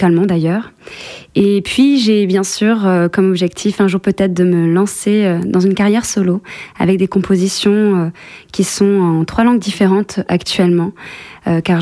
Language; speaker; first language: French; native; French